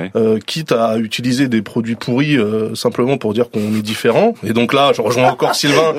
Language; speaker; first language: French; native; French